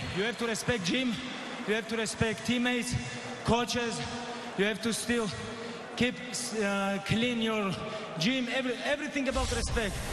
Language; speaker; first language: English; non-native, learner; Avaric